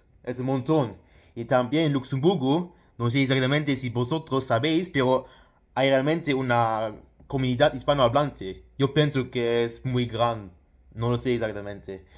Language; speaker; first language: Spanish; non-native, fluent; Luxembourgish